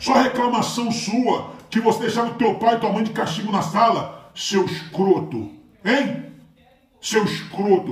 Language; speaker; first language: Portuguese; native; Portuguese